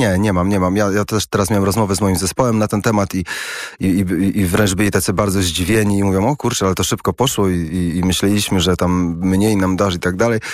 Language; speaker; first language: Polish; early bilingual, heritage; Polish